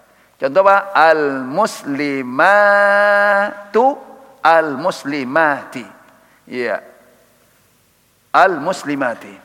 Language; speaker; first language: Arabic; non-native, fluent; Indonesian